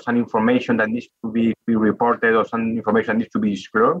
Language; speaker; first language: English; non-native, fluent; Spanish